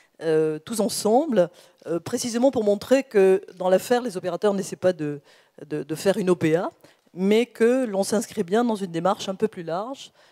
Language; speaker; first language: French; native; French